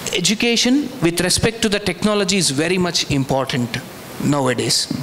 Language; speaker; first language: English; non-native, local second language; Kannada